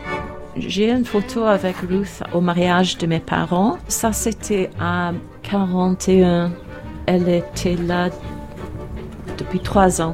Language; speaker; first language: French; non-native, learner; English